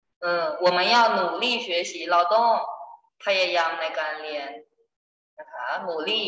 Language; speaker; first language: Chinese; non-native, fluent; Thai